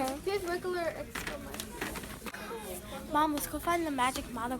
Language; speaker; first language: English; native; English